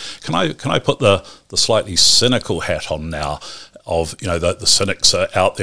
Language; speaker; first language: English; native; English